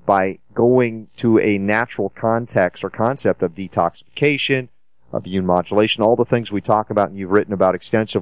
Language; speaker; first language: English; native; English